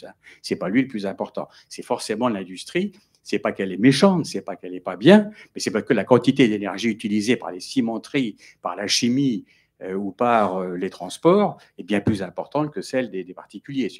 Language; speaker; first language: French; native; French